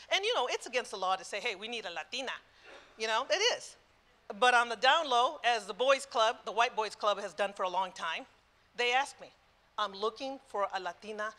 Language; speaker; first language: English; early bilingual, other home language; Spanish